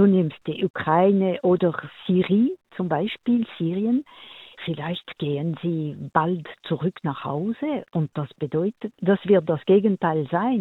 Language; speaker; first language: German; non-native, local second language; French